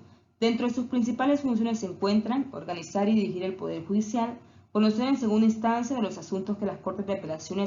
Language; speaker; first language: Spanish; native; Spanish